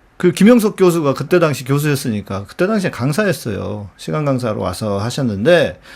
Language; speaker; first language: Korean; native; Korean